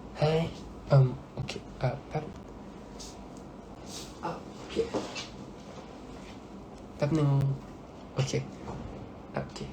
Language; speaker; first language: English; non-native, learner; Thai